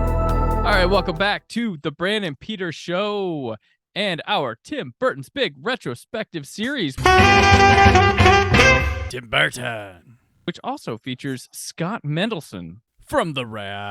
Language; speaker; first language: English; native; English